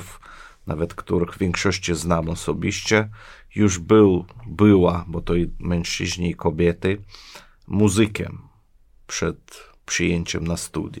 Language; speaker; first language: Polish; non-native, fluent; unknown